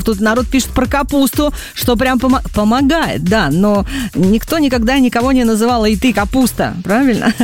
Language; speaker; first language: Russian; native; Russian